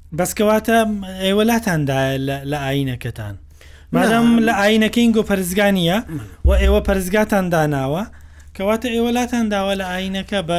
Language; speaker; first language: Central Kurdish; native; Central Kurdish